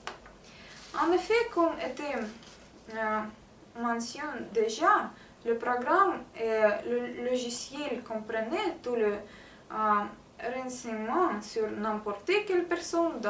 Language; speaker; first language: French; non-native, learner; Russian